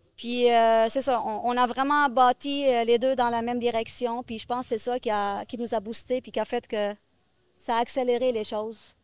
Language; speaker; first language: French; non-native, local second language; Arabic